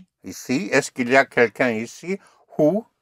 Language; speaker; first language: French; non-native, fluent; English